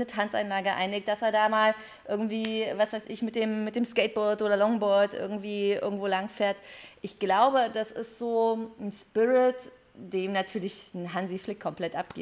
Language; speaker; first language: German; native; German